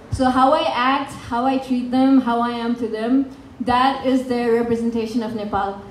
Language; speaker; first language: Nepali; early bilingual, heritage; Nepali